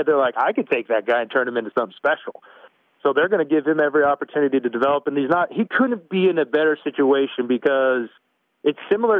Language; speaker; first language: English; native; English